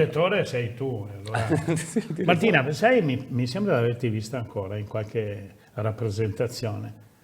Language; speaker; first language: Italian; native; Italian